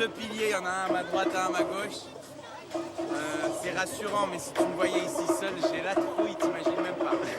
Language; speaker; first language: French; native; French